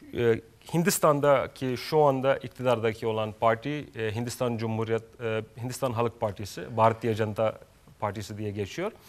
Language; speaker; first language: Turkish; non-native, fluent; Kashmiri